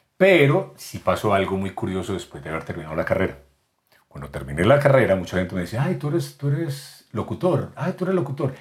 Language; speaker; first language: Spanish; native; Spanish